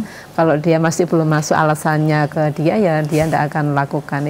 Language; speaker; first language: Indonesian; native; Indonesian